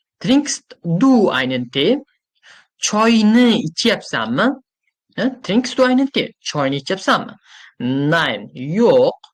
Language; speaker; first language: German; non-native, fluent; Uzbek